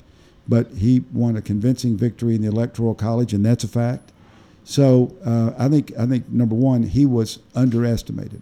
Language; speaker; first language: English; native; English